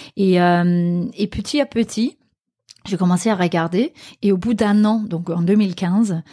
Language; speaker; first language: French; non-native, fluent; Danish